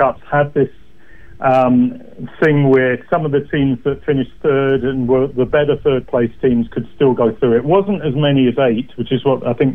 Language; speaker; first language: English; native; English